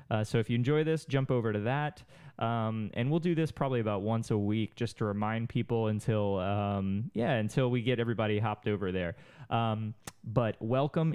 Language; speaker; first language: English; native; English